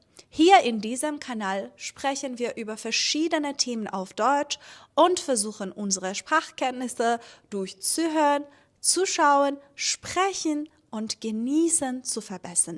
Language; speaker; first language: German; non-native, fluent; Persian